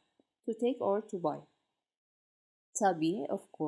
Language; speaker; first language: English; non-native, fluent; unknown